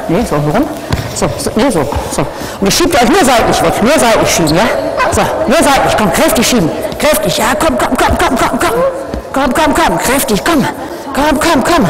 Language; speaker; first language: German; native; German